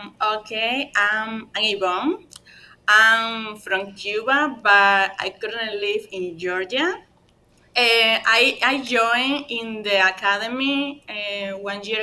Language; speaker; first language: English; non-native, learner; Spanish